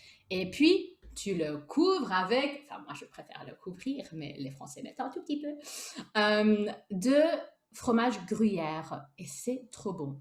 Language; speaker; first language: French; native; French